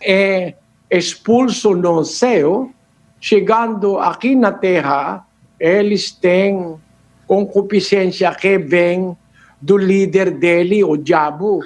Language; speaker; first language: Portuguese; non-native, learner; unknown